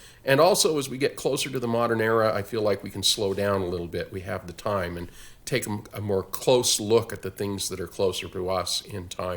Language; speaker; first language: English; native; English